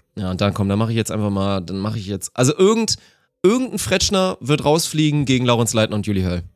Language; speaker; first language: German; native; German